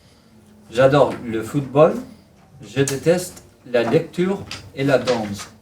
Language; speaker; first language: French; non-native, learner; Spanish